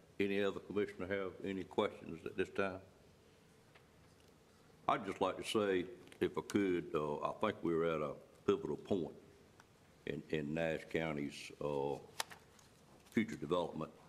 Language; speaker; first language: English; native; English